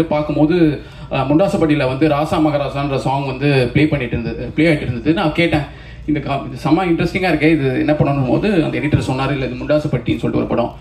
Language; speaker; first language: Tamil; native; Tamil